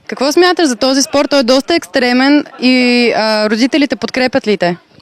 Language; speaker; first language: Bulgarian; native; Bulgarian